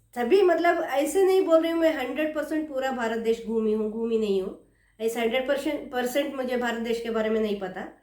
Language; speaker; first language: Hindi; non-native, local second language; Kannada